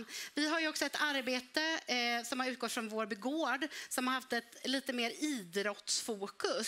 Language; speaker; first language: Swedish; native; Swedish